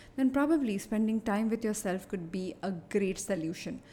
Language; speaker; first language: English; non-native, local second language; Hindi